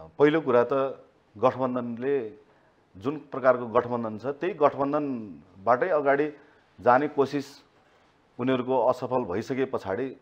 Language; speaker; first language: Nepali; native; Nepali